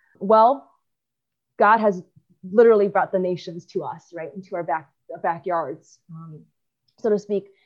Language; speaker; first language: English; early bilingual, other home language; Chinese